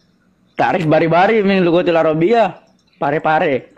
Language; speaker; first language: Arabic; non-native, learner; Indonesian